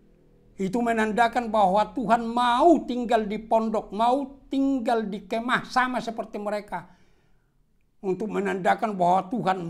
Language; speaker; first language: Indonesian; non-native, local second language; Batak Toba